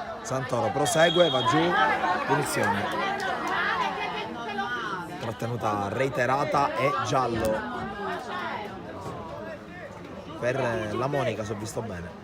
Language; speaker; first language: Italian; native; Italian